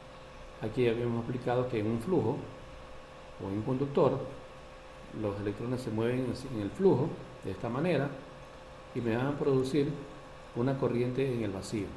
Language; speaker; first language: Spanish; native; Spanish